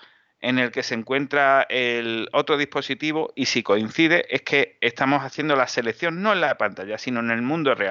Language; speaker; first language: Spanish; native; Spanish